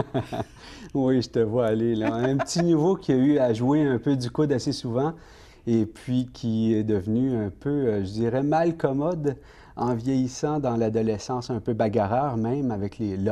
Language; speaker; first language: French; native; French